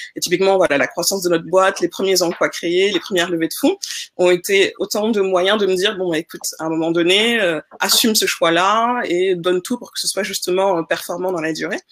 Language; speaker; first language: French; non-native, local second language; Wolof